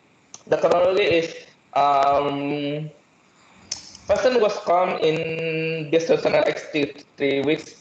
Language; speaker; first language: English; non-native, learner; Indonesian